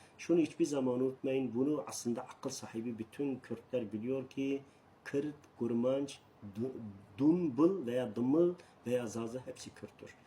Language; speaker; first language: Turkish; non-native, local second language; Kurdish